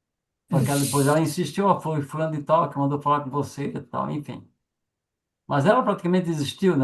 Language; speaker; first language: Portuguese; native; Portuguese